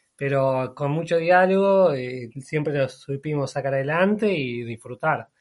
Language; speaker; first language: Spanish; native; Spanish